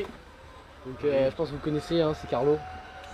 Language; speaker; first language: French; native; French